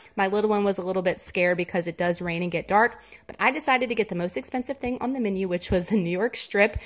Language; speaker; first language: English; native; English